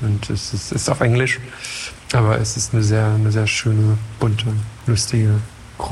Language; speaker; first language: German; non-native, fluent; French